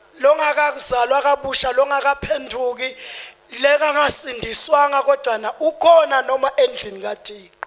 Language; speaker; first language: Zulu; native; Zulu